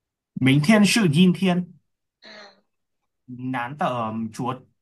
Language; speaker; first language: Chinese; non-native, learner; Vietnamese